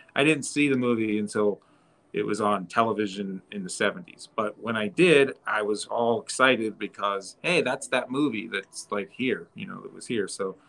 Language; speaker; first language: English; native; English